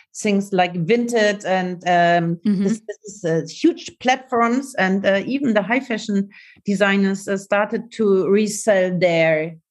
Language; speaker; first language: English; non-native, learner; German